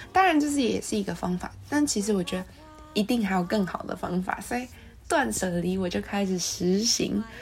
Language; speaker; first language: Chinese; native; Chinese